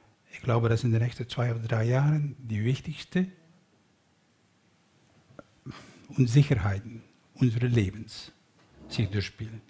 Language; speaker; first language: German; non-native, learner; Dutch